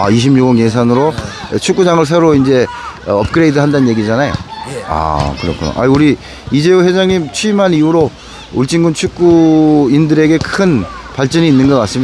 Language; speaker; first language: Korean; native; Korean